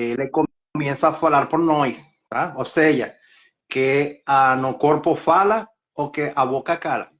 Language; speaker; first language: Portuguese; non-native, learner; Spanish